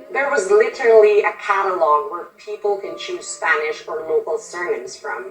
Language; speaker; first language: English; non-native, local second language; Filipino